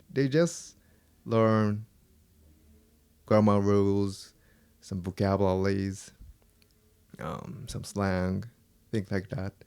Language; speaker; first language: English; non-native, fluent; Japanese